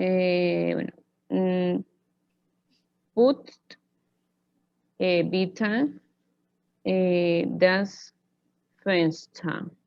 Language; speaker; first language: German; non-native, learner; Spanish